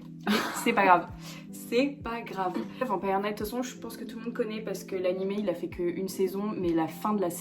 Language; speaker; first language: French; native; French